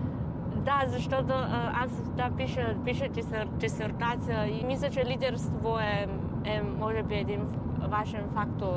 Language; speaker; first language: Bulgarian; non-native, learner; Chinese